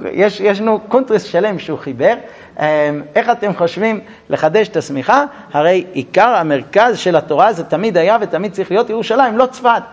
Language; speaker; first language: Hebrew; non-native, fluent; English